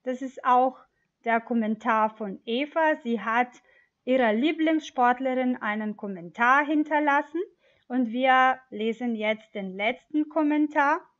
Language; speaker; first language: German; non-native, fluent; Macedonian